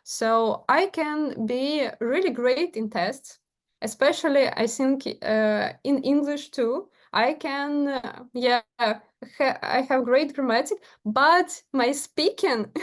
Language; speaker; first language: English; non-native, learner; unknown